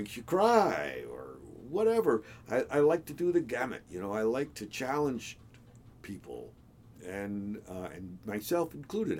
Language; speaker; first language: English; native; English